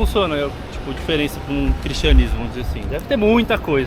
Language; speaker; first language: Portuguese; native; Portuguese